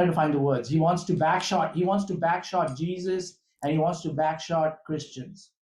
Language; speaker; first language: English; native; English